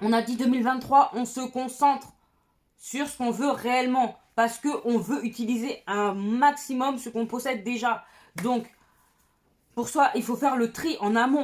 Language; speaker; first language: French; native; French